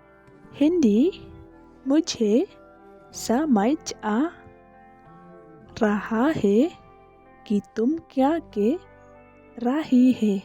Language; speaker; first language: Hindi; non-native, local second language; Khasi